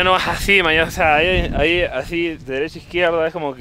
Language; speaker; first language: Spanish; native; Spanish